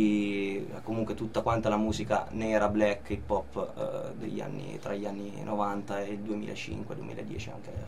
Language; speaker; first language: Italian; native; Italian